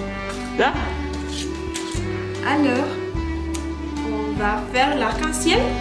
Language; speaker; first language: French; non-native, learner; Spanish